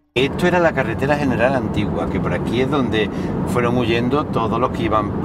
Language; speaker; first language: Spanish; native; Spanish